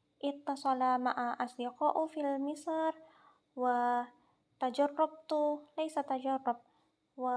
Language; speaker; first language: Arabic; non-native, learner; Indonesian